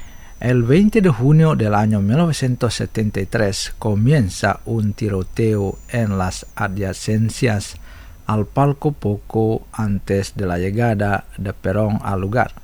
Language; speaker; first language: Spanish; non-native, fluent; Indonesian